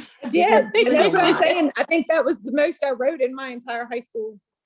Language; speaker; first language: English; native; English